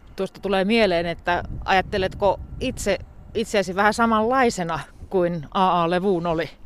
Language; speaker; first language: Finnish; native; Finnish